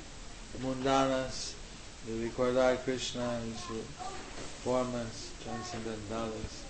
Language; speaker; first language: Spanish; non-native, learner; English